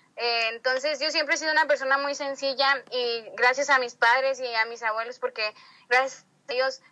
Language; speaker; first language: Spanish; native; Spanish